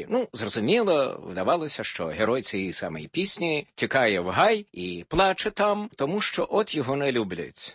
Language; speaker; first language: Ukrainian; native; Ukrainian